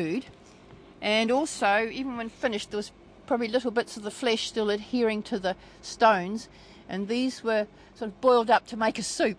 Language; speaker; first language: English; native; English